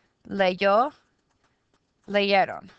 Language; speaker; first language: Spanish; non-native, fluent; English